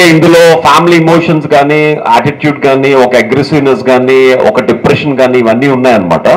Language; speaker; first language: Telugu; native; Telugu